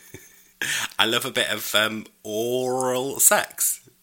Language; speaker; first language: English; native; English